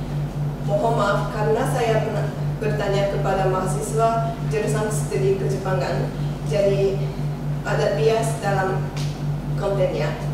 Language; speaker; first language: Indonesian; non-native, learner; Japanese